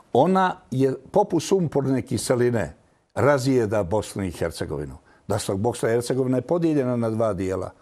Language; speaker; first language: Croatian; native; Croatian